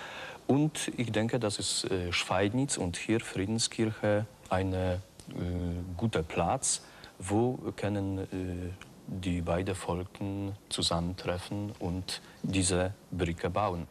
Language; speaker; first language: German; non-native, learner; Polish